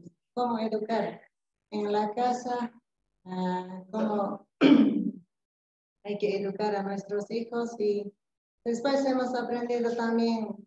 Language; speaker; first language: Spanish; non-native, local second language; Quechua